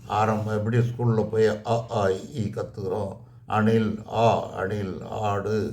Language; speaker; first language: Tamil; native; Tamil